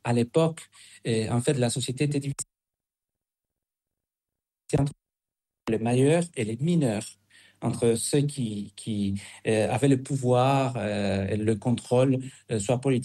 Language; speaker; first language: French; non-native, fluent; Spanish